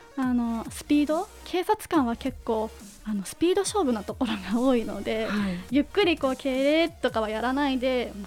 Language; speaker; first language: Japanese; native; Japanese